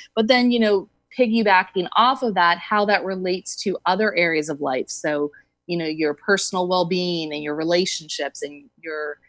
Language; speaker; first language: English; native; English